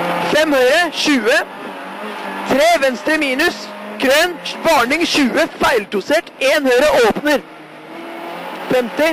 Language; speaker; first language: Norwegian; native; Norwegian